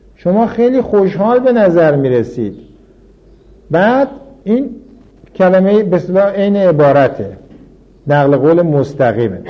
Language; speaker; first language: Persian; native; Persian